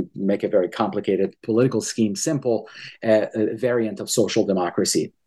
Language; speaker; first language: English; early bilingual, other home language; Persian